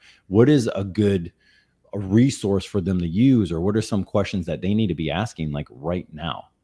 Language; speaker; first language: English; native; English